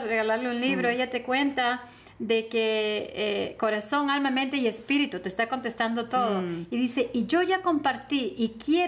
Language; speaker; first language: Spanish; native; Spanish